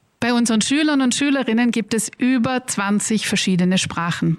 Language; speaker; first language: German; native; German